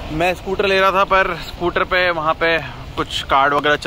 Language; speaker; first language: English; non-native, fluent; Romanian